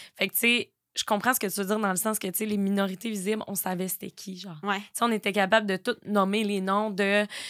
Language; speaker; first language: French; native; French